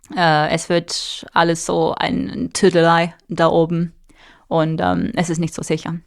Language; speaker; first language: German; non-native, fluent; English